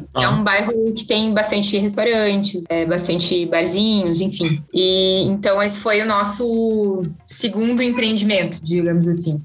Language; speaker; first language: Portuguese; native; Portuguese